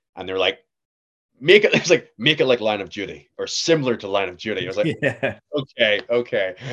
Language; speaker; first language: English; native; English